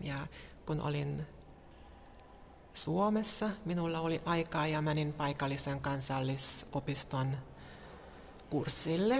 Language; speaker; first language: Finnish; non-native, fluent; Hungarian